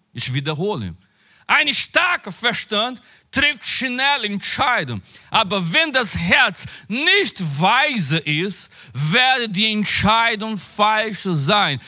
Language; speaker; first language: German; non-native, learner; Portuguese